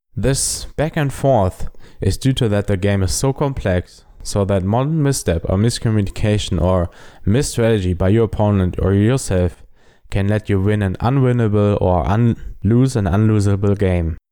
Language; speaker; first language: English; non-native, fluent; German